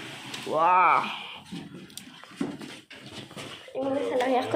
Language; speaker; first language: French; native; French